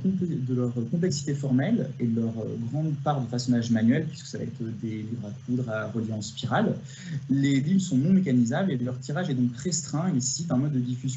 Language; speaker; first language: French; native; French